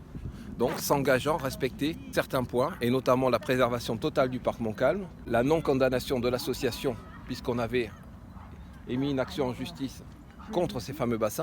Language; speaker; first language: French; native; French